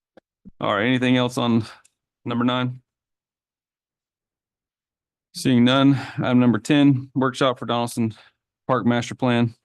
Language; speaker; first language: English; native; English